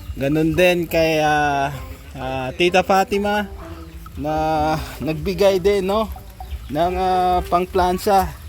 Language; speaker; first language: Filipino; non-native, local second language; Hiligaynon